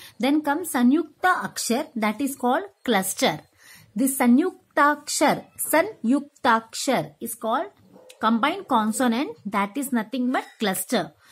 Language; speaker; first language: English; non-native, local second language; Tamil